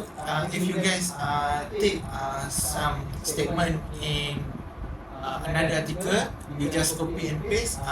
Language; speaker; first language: English; non-native, learner; Malay